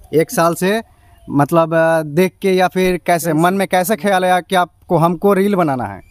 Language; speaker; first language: Hindi; native; Hindi